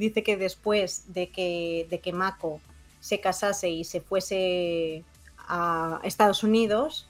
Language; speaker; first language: Spanish; native; Spanish